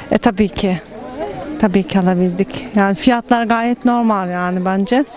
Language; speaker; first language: Turkish; native; Turkish